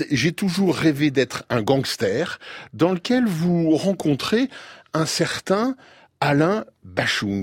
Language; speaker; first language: French; native; French